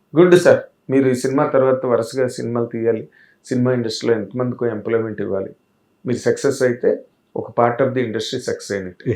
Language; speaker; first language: Telugu; native; Telugu